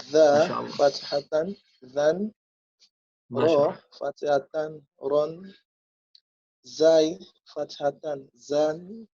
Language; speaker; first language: Arabic; non-native, learner; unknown